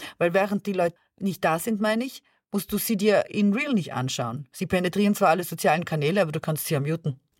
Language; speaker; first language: German; early bilingual, other home language; Serbian